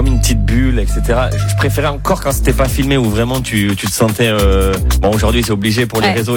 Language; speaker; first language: French; early bilingual, other home language; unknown